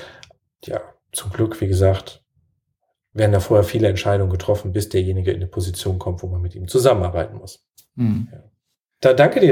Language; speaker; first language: German; native; German